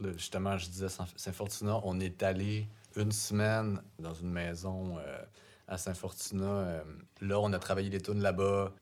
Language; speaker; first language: French; native; French